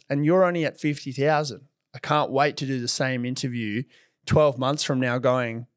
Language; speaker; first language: English; native; English